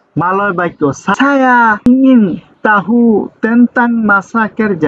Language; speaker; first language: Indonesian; non-native, fluent; Bangla